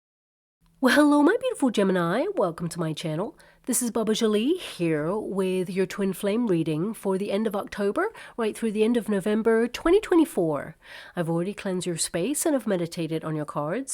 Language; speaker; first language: English; native; English